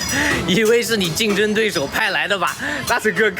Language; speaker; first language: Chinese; early bilingual, heritage; English